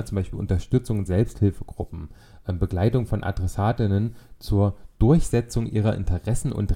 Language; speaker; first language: German; native; German